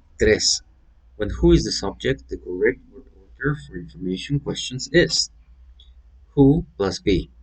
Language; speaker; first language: English; non-native, fluent; Spanish